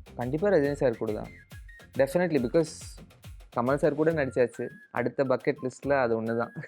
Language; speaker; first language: Tamil; non-native, local second language; Malayalam